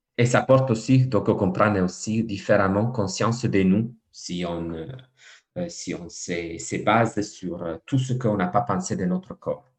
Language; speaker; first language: French; non-native, fluent; Italian